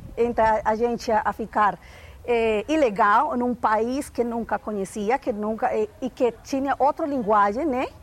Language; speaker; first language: Portuguese; non-native, fluent; Spanish